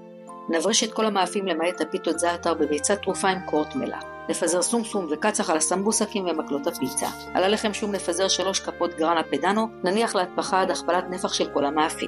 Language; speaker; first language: Hebrew; native; Hebrew